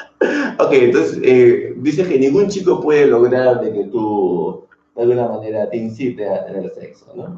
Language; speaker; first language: Spanish; native; Spanish